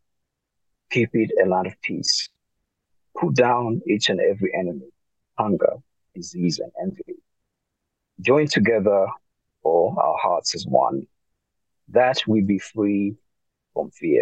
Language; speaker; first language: English; non-native, local second language; Tumbuka